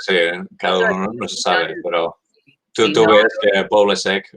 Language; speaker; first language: Spanish; non-native, fluent; English